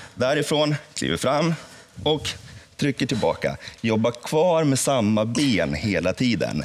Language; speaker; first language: Swedish; native; Swedish